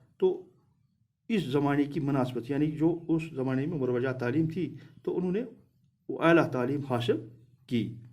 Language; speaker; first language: Urdu; non-native, local second language; Kashmiri